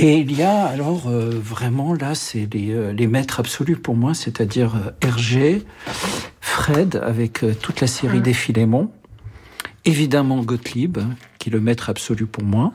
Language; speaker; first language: French; native; French